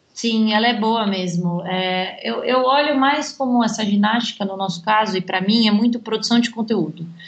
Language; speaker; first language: Portuguese; native; Portuguese